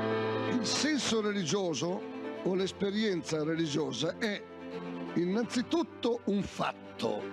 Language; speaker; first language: Italian; native; Italian